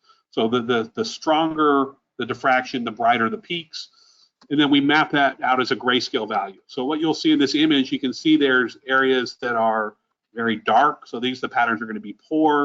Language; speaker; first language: English; native; English